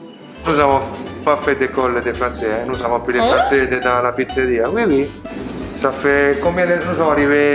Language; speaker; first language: French; non-native, learner; Italian